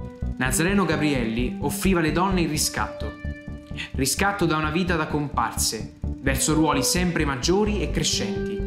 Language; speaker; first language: Italian; native; Italian